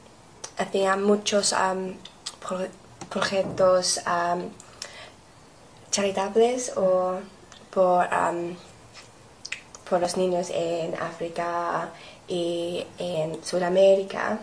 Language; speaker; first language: Spanish; non-native, learner; English